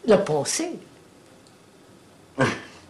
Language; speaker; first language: French; non-native, fluent; Telugu